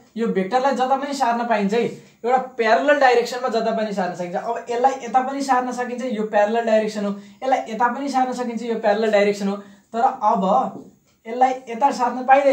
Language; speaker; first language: Nepali; native; Nepali